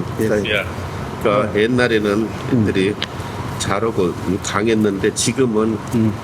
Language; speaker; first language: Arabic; non-native, learner; Korean